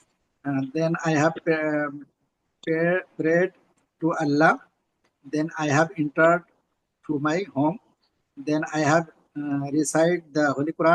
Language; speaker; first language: English; non-native, learner; Bangla